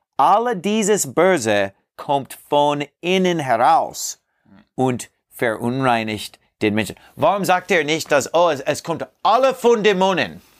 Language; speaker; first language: German; non-native, learner; English